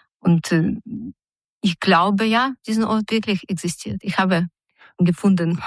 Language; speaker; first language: German; non-native, fluent; Ukrainian